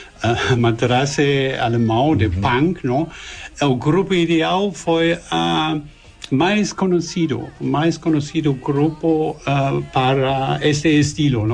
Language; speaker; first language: Portuguese; non-native, learner; German